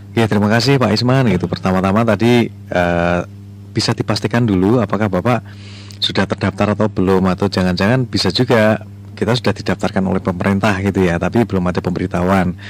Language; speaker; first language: Indonesian; native; Indonesian